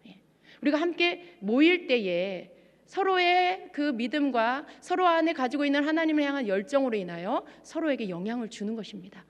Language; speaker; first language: Korean; native; Korean